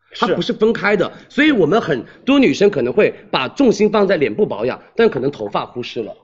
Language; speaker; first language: Chinese; native; Chinese